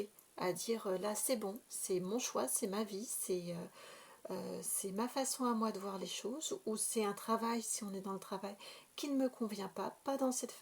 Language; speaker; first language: French; native; French